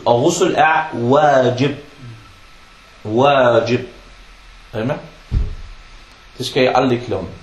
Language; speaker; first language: Danish; non-native, fluent; Arabic